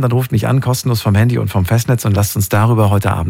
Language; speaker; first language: German; native; German